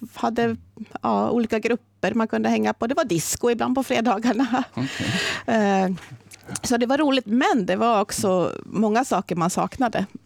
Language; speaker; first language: Swedish; native; Swedish